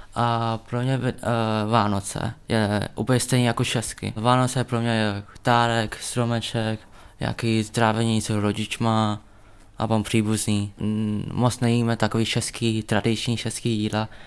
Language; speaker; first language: Czech; early bilingual, other home language; Vietnamese